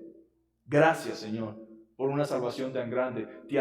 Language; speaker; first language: Spanish; native; Spanish